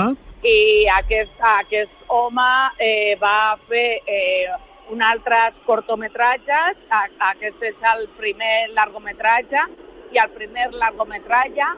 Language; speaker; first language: Catalan; non-native, local second language; Spanish